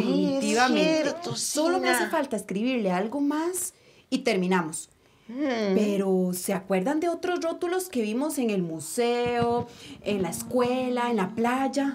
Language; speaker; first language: Spanish; native; Spanish